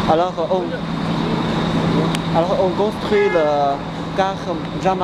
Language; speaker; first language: French; non-native, learner; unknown